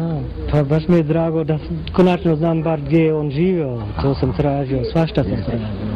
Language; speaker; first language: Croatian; non-native, fluent; English